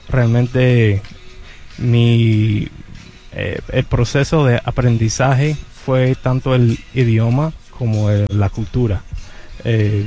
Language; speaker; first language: Spanish; non-native, fluent; English